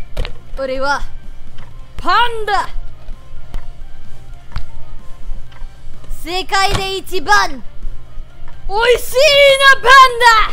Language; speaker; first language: Japanese; non-native, learner; Indonesian